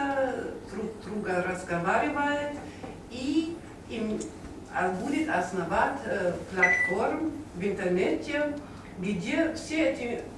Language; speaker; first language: Russian; non-native, learner; German